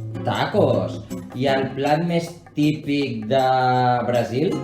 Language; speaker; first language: Catalan; native; Catalan